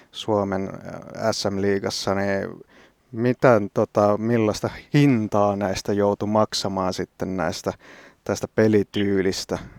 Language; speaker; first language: Finnish; native; Finnish